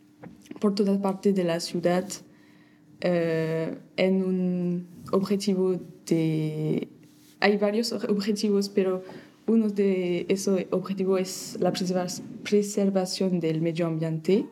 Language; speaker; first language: Spanish; non-native, fluent; French